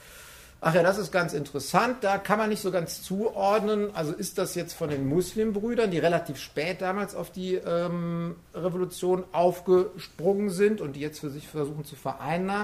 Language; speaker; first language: German; native; German